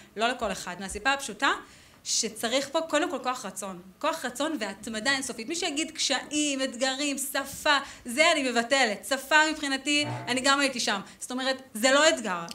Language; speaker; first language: Hebrew; native; Hebrew